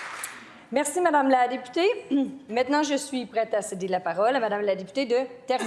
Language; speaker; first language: French; native; French